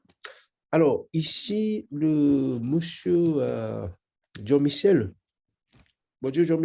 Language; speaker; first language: French; non-native, learner; Japanese